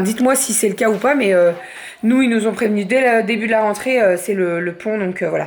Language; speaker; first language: French; native; French